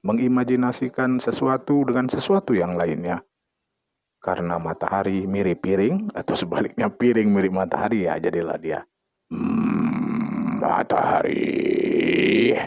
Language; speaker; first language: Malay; non-native, local second language; Achinese